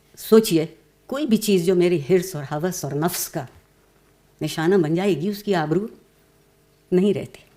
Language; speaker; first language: Urdu; native; Urdu